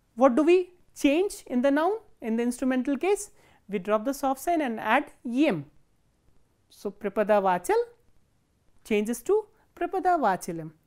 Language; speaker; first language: English; non-native, local second language; Hindi